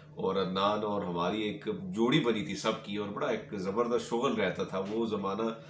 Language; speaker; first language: Urdu; non-native, local second language; Pashto